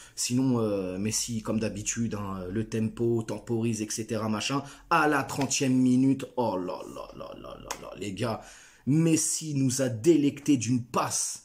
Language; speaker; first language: French; native; French